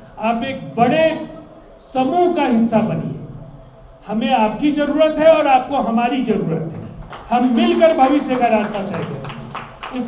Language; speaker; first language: Hindi; native; Hindi